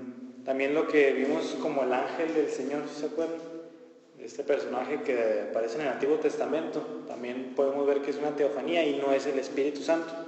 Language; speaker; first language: Spanish; native; Spanish